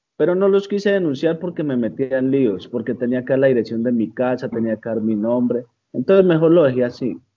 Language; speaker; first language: Spanish; native; Spanish